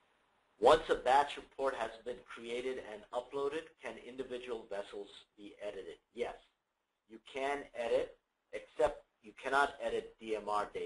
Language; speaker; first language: English; native; English